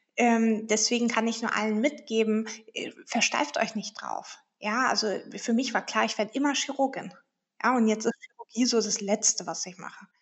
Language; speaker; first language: German; early bilingual, heritage; German